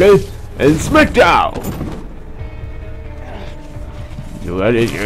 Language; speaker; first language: English; non-native, learner; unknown